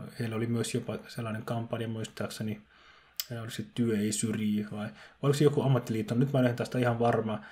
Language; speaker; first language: Finnish; early bilingual, other home language; Somali